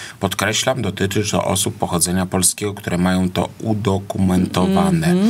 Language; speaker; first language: Polish; native; Polish